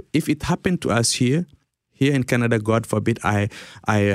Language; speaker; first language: English; early bilingual, other home language; Somali